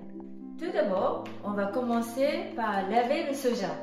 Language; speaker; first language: French; non-native, fluent; Japanese